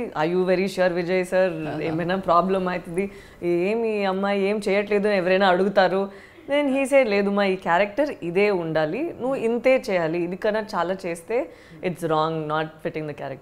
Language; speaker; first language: Telugu; non-native, learner; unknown